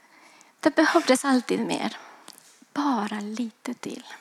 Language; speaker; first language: Swedish; non-native, fluent; Spanish